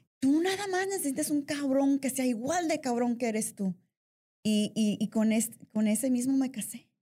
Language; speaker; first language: Spanish; early bilingual, heritage; Spanish